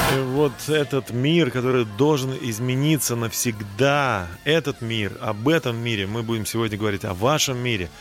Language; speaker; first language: Russian; native; Russian